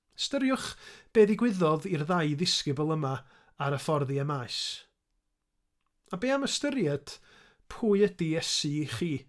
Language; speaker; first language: Welsh; native; Welsh